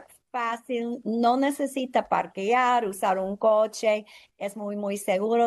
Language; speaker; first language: Spanish; non-native, learner; English